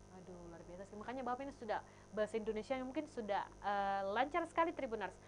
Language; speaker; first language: Indonesian; native; Indonesian